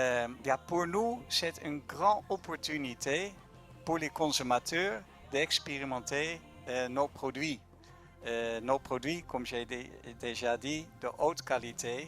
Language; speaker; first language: French; non-native, fluent; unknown